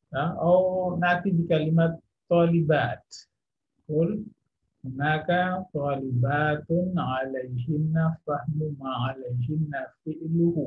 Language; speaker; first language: Arabic; non-native, fluent; Indonesian